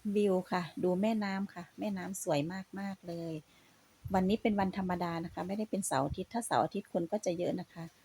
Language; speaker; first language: Thai; native; Thai